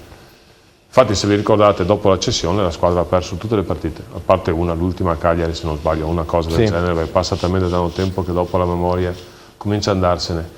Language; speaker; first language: Italian; native; Italian